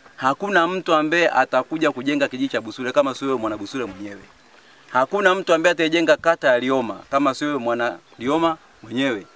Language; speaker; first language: Swahili; non-native, local second language; Sukuma